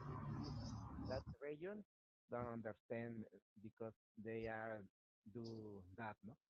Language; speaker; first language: English; non-native, learner; Spanish